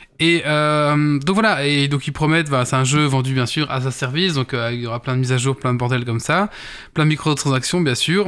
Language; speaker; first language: French; native; French